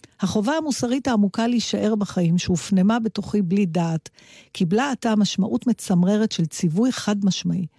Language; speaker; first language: Hebrew; native; Hebrew